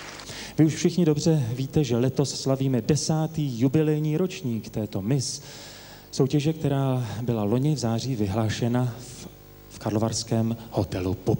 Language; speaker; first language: Czech; native; Czech